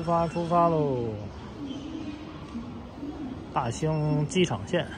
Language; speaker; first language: Chinese; native; Chinese